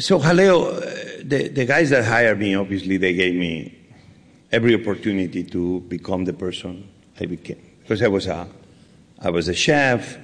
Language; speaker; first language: English; non-native, fluent; Spanish